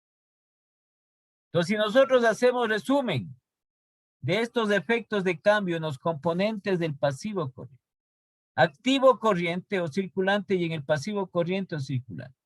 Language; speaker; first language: Spanish; native; Spanish